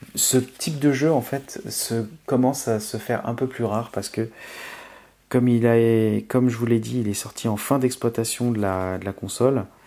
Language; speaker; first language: French; native; French